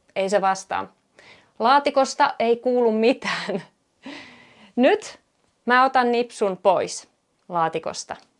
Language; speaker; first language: Finnish; native; Finnish